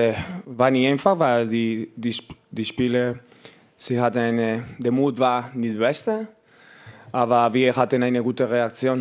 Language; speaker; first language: German; non-native, learner; Spanish